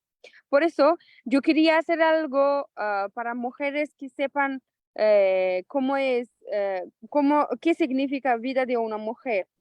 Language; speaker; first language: Spanish; non-native, local second language; Persian